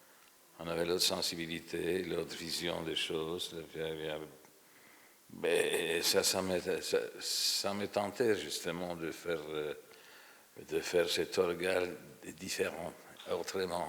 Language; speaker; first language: French; non-native, fluent; Polish